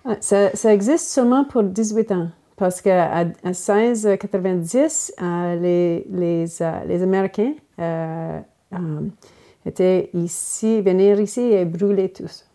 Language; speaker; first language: French; non-native, local second language; English